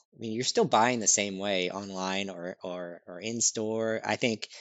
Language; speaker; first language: English; native; English